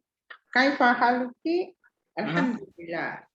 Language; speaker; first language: Arabic; non-native, learner; Malay